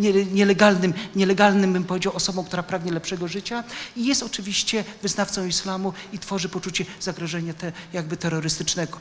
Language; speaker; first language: Polish; native; Polish